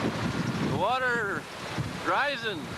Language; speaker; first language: English; native; English